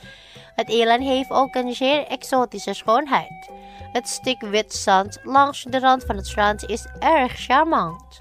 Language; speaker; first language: Dutch; non-native, fluent; Indonesian